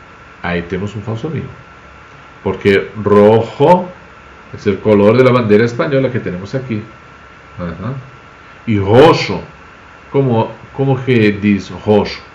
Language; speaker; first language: Portuguese; non-native, fluent; Spanish